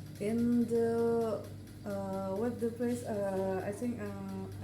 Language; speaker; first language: English; non-native, learner; Indonesian